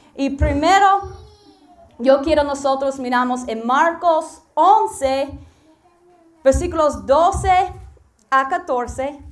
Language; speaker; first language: Spanish; non-native, learner; English